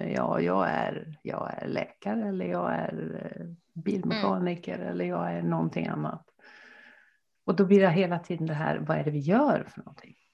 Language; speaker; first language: Swedish; native; Swedish